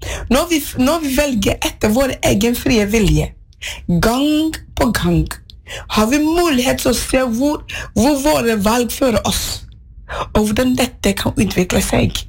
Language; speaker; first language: Norwegian; non-native, fluent; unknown